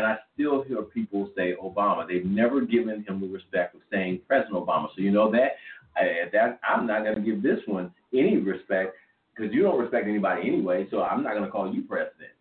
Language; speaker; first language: English; native; English